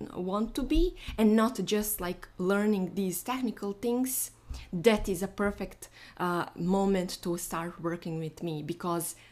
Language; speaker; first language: English; non-native, fluent; Bosnian